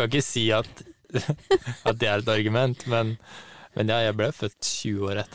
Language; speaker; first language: Norwegian; native; Norwegian